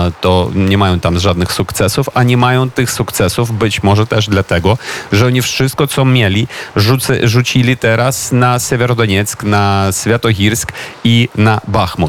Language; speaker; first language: Polish; non-native, fluent; Ukrainian